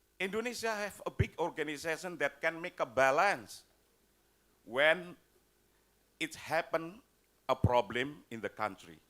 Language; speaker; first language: English; non-native, fluent; Indonesian